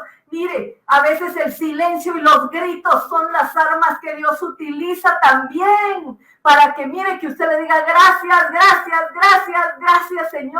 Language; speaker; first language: Spanish; native; Spanish